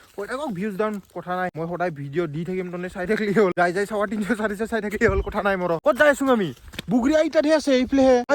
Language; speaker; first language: Assamese; non-native, local second language; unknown